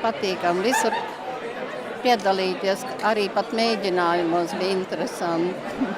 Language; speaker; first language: Latvian; early bilingual, heritage; Latvian